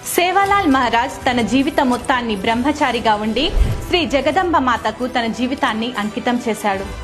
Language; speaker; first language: Telugu; non-native, local second language; Lambadi